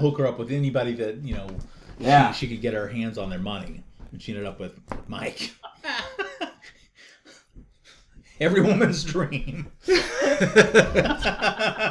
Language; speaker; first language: English; native; English